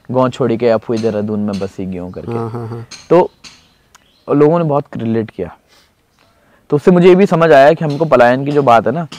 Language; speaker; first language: Hindi; native; Hindi